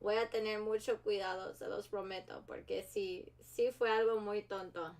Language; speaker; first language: Spanish; early bilingual, heritage; Spanish